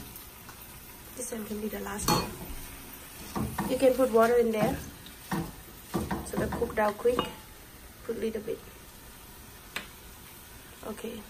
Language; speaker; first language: English; non-native, learner; Thai